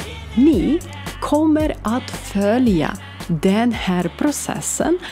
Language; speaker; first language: Swedish; non-native, learner; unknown